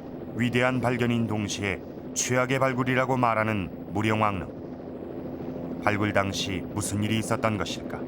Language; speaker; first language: Korean; native; Korean